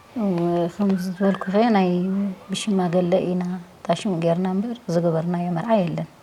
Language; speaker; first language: Tigrinya; native; Tigrinya